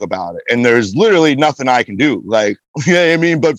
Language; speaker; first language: English; native; English